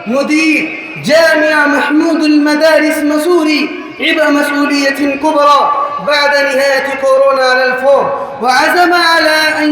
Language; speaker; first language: Arabic; non-native, learner; Urdu